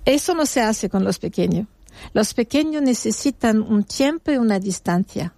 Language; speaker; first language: Spanish; non-native, fluent; French